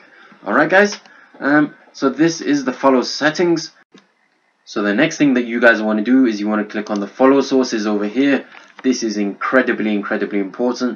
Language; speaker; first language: English; native; English